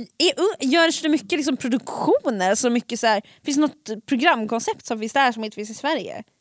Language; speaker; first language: Swedish; early bilingual, other home language; Finnish